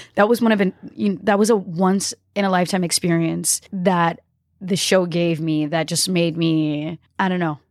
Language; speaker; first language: English; early bilingual, other home language; Portuguese